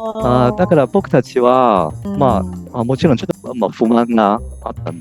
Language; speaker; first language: Japanese; non-native, fluent; Cantonese